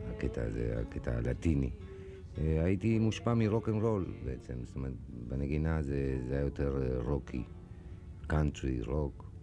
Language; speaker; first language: Hebrew; non-native, fluent; Spanish